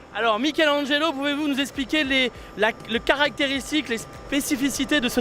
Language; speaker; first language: French; native; French